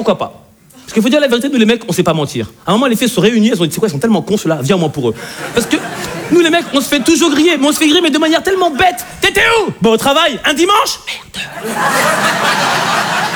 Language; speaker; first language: French; native; French